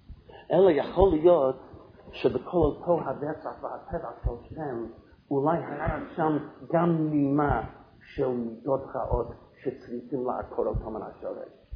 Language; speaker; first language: Hebrew; non-native, fluent; English